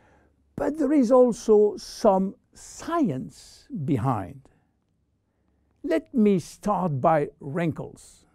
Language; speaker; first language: English; non-native, fluent; French